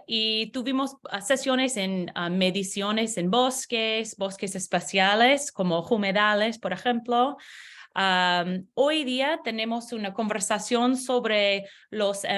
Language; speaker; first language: Spanish; non-native, learner; English